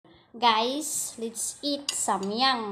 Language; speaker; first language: English; non-native, local second language; Filipino